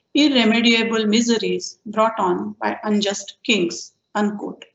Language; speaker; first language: English; non-native, local second language; Marathi